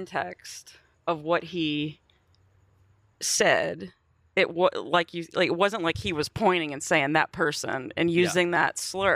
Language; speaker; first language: English; native; English